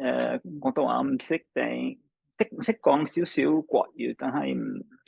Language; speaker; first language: Chinese; non-native, fluent; English